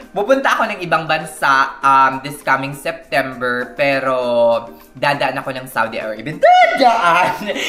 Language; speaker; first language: Filipino; native; Filipino